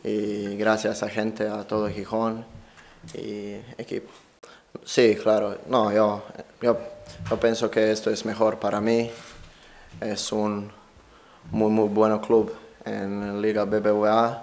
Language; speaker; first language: Spanish; non-native, learner; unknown